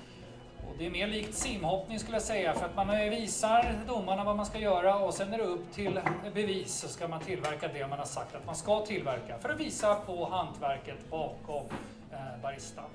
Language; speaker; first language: Swedish; native; Swedish